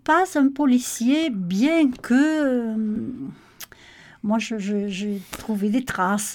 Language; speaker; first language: French; native; French